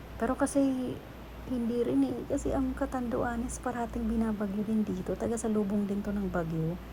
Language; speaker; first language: Filipino; non-native, local second language; Bikol